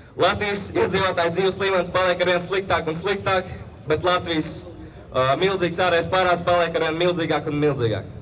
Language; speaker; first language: Latvian; non-native, local second language; Russian